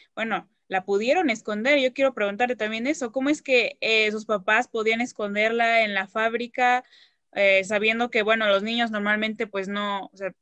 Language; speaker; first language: Spanish; native; Spanish